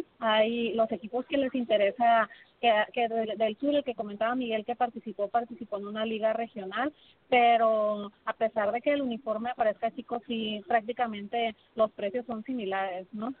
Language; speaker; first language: Spanish; native; Spanish